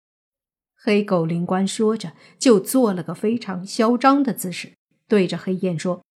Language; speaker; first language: Chinese; native; Chinese